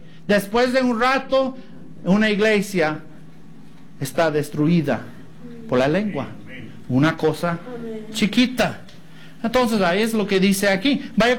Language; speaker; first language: Spanish; non-native, fluent; English